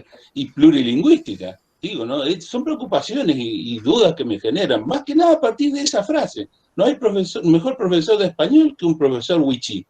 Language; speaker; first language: Spanish; native; Spanish